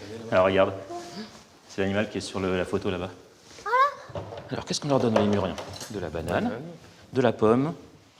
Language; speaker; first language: French; native; French